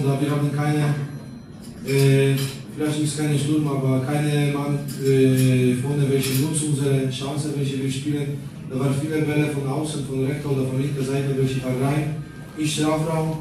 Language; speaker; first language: German; non-native, learner; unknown